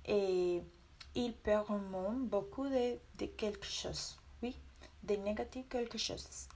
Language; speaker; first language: French; non-native, learner; Spanish